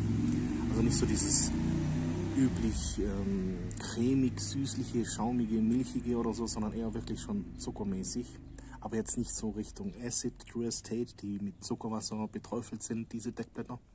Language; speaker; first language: German; native; German